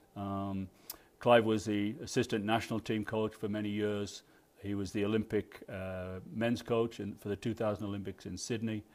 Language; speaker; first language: English; native; English